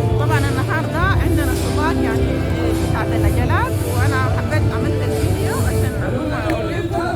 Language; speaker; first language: Arabic; native; Arabic